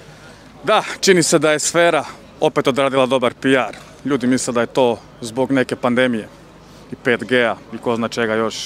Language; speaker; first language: Croatian; native; Croatian